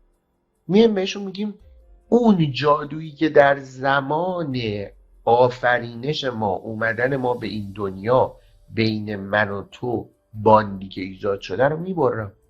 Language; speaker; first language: Persian; native; Persian